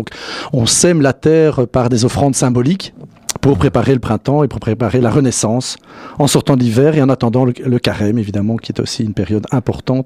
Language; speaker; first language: French; native; French